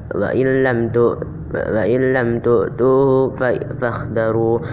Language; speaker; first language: Arabic; non-native, learner; Indonesian